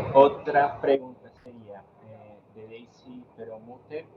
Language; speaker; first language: Spanish; non-native, fluent; Portuguese